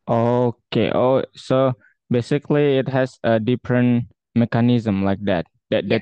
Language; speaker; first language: English; non-native, fluent; Indonesian